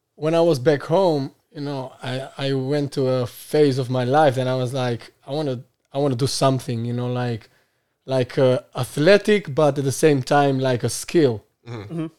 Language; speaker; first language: English; non-native, fluent; Albanian